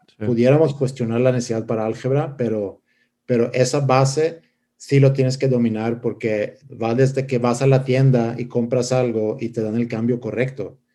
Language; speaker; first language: Spanish; non-native, fluent; Swedish